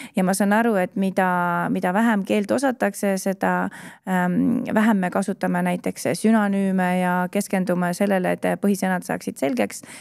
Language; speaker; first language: Estonian; native; Estonian